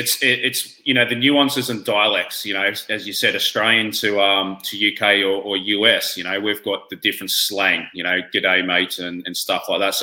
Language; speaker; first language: English; native; English